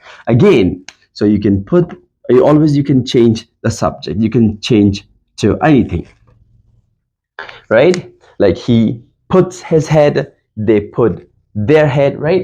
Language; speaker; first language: English; non-native, fluent; Persian